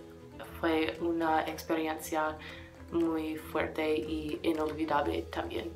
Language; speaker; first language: Spanish; non-native, learner; English